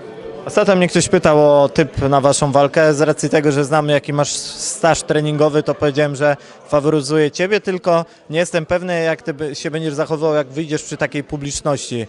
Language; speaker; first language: Polish; native; Polish